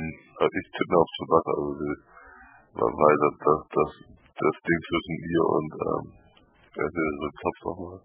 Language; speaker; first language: German; native; German